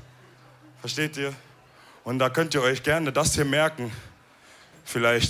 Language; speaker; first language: German; early bilingual, other home language; Wolof